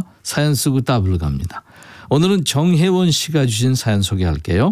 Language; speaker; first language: Korean; native; Korean